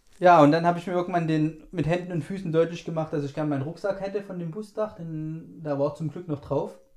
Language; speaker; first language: German; native; German